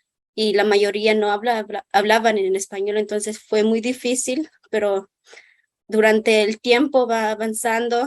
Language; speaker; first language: Spanish; non-native, local second language; Kʼicheʼ